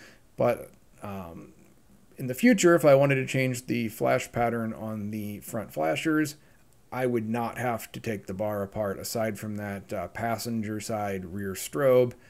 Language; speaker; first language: English; native; English